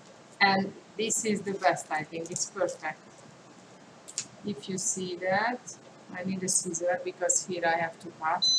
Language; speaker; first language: English; non-native, fluent; Hungarian